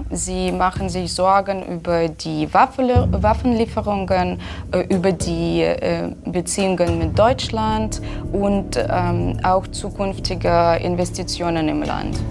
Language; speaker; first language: German; non-native, fluent; Russian